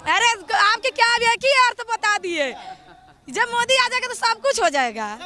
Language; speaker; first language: Hindi; native; Hindi